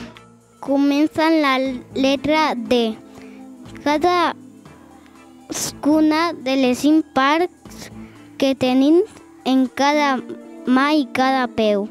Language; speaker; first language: Catalan; non-native, local second language; Spanish